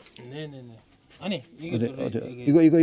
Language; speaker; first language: Korean; non-native, learner; Mongolian